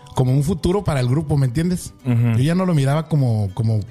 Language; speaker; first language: Spanish; native; Spanish